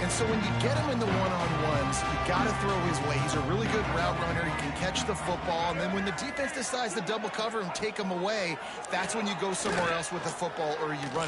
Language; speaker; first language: English; native; English